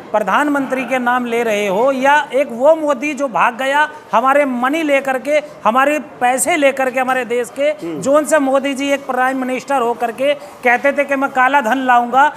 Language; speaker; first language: Hindi; native; Hindi